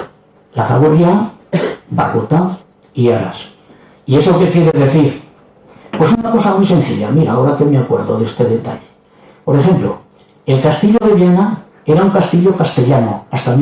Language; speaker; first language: Spanish; native; Spanish